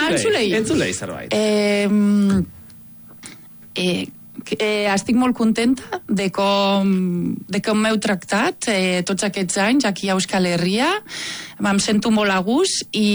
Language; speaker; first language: Basque; non-native, local second language; Catalan